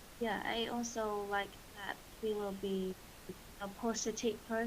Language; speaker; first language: English; non-native, learner; Vietnamese